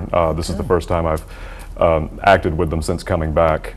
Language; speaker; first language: English; native; English